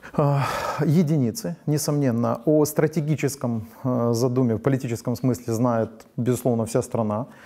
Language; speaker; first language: Russian; non-native, local second language; Ukrainian